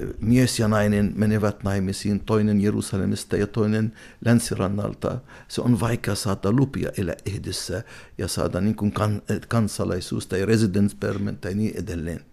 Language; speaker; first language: Finnish; non-native, fluent; Arabic